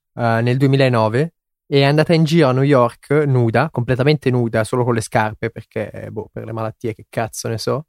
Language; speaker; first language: Italian; native; Italian